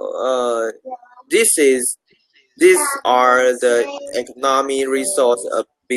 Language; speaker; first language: English; non-native, learner; Chinese